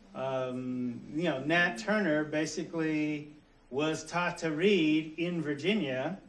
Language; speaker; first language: English; native; English